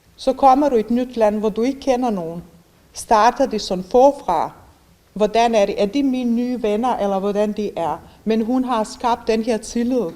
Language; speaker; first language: Danish; non-native, fluent; Bosnian